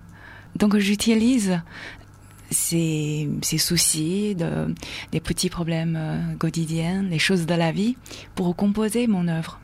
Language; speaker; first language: French; non-native, fluent; Chinese